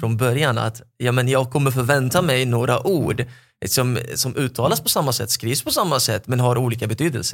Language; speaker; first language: Swedish; non-native, fluent; Arabic